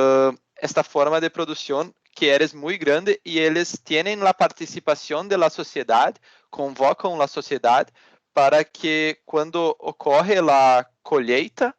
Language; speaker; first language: Spanish; non-native, learner; Portuguese